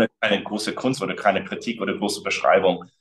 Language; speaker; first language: German; early bilingual, other home language; English